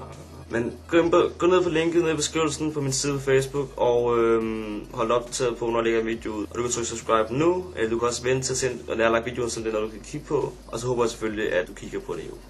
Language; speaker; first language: Danish; native; Danish